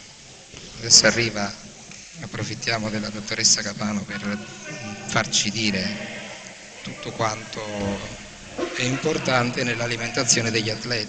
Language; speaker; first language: Italian; native; Italian